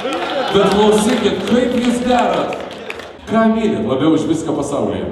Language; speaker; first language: Lithuanian; native; Lithuanian